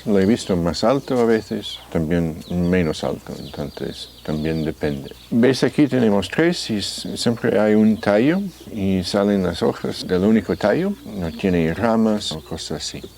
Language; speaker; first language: Spanish; non-native, fluent; English